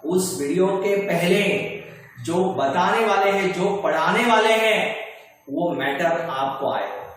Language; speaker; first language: Hindi; non-native, local second language; Marathi